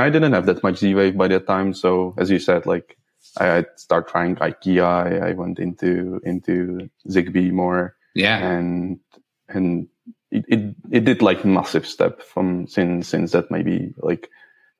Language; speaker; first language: English; non-native, fluent; Czech